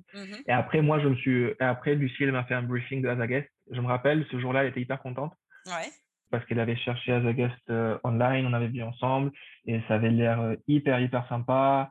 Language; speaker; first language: French; non-native, fluent; Spanish